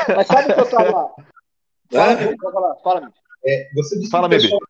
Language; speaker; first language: Portuguese; non-native, fluent; Dutch